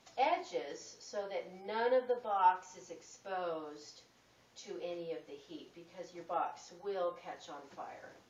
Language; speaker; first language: English; native; English